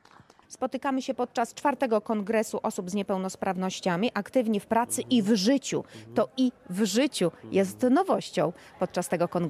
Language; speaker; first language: Polish; native; Polish